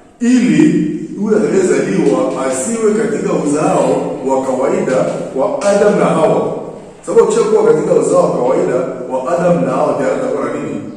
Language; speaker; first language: Swahili; native; Swahili